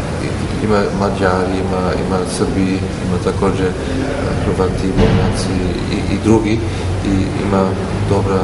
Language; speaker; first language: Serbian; non-native, learner; German